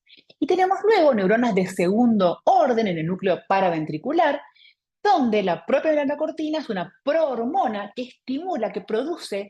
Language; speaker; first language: Spanish; native; Spanish